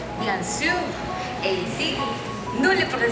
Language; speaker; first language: French; non-native, learner; Spanish